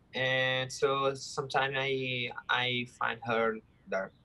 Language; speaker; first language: English; non-native, learner; Portuguese